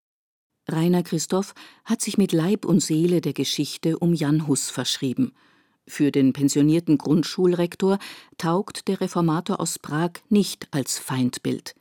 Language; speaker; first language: German; native; German